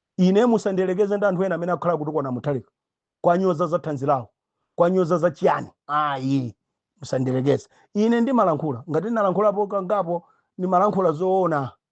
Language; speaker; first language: Nyanja; native; Nyanja